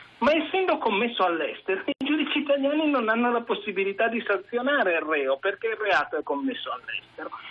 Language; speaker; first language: Italian; native; Italian